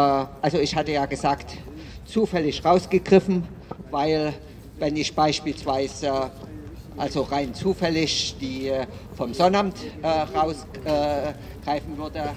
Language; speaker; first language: German; native; German